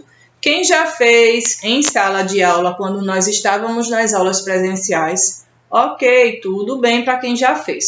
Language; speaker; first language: Portuguese; native; Portuguese